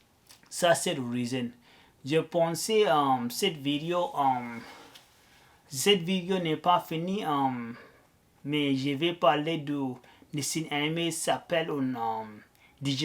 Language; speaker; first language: French; non-native, learner; Arabic